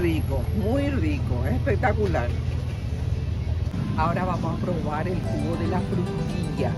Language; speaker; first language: Spanish; non-native, local second language; Guarani